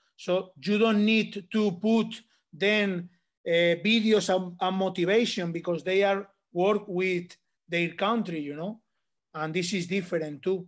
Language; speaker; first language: English; non-native, learner; Spanish